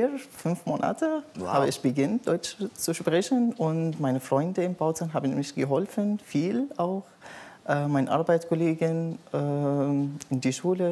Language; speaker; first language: German; non-native, learner; Arabic